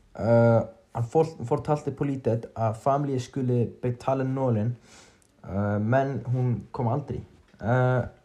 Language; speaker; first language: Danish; non-native, learner; Icelandic